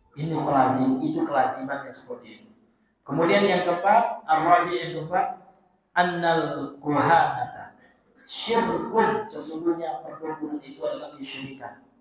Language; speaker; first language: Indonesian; non-native, local second language; Minangkabau